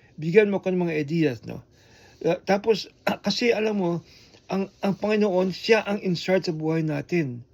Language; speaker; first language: Filipino; non-native, local second language; Hiligaynon